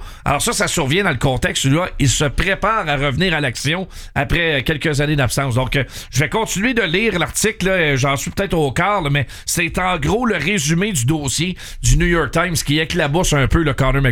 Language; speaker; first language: French; native; French